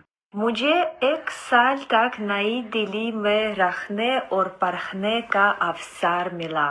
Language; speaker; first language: Hindi; non-native, fluent; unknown